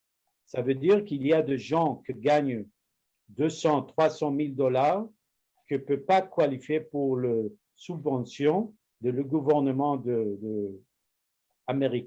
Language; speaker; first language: French; non-native, learner; Spanish